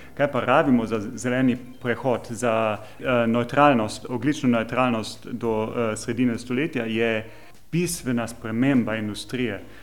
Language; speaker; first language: Slovenian; non-native, fluent; German